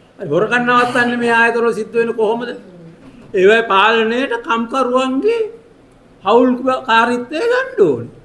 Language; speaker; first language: Sinhala; native; Sinhala